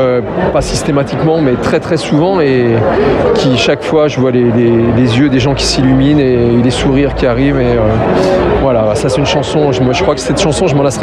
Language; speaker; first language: French; native; French